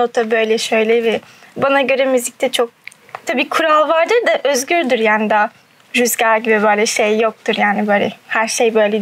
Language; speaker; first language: Turkish; early bilingual, heritage; Turkish